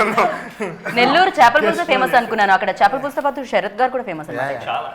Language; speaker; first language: Telugu; native; Telugu